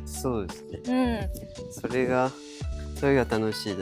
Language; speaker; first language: Japanese; non-native, fluent; English